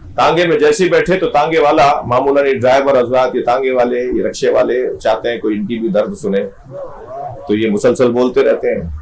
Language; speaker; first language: Urdu; native; Urdu